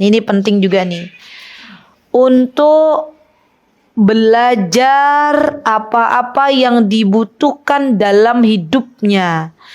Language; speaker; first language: Indonesian; native; Indonesian